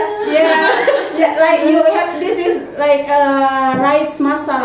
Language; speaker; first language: English; non-native, learner; Indonesian